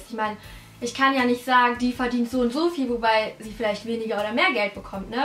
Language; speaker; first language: German; native; German